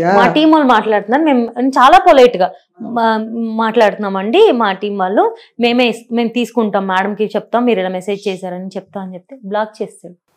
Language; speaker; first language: Telugu; native; Telugu